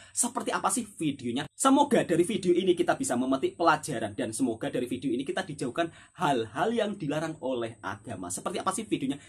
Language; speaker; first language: Indonesian; native; Indonesian